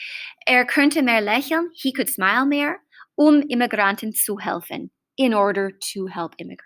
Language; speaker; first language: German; non-native, fluent; English